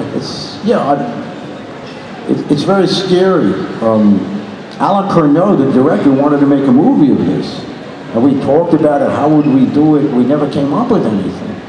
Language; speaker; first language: English; native; English